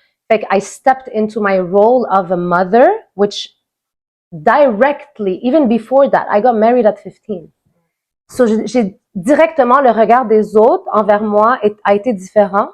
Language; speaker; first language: French; native; French